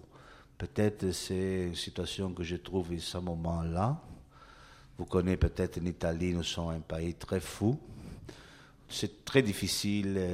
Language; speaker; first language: French; non-native, learner; Italian